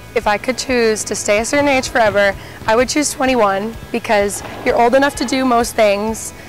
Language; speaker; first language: English; native; English